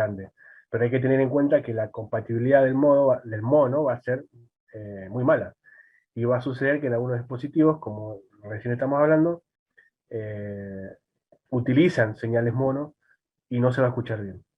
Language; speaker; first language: Spanish; native; Spanish